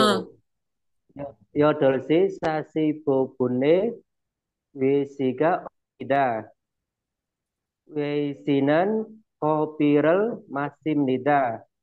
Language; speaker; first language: Korean; non-native, learner; Indonesian